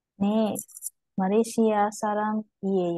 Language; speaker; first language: Korean; non-native, learner; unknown